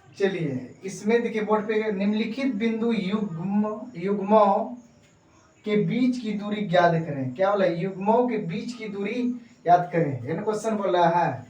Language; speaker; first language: Hindi; native; Hindi